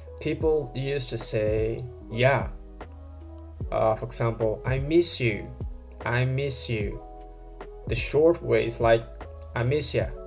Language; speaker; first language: English; non-native, fluent; Portuguese